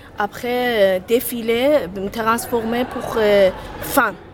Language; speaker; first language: French; non-native, learner; Persian